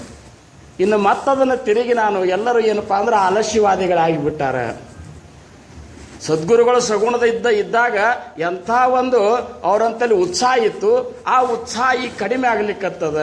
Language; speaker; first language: Kannada; native; Kannada